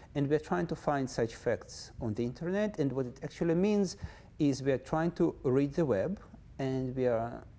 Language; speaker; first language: English; non-native, fluent; Russian